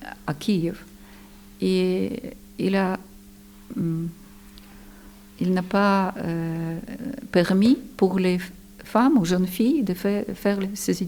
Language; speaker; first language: French; non-native, fluent; Ukrainian